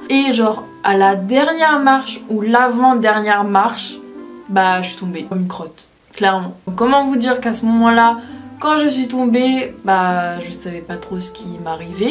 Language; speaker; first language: French; native; French